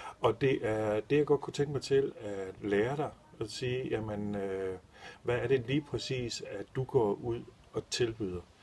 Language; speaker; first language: Danish; native; Danish